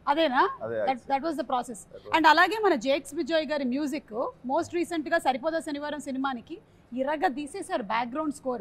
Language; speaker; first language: Telugu; native; Telugu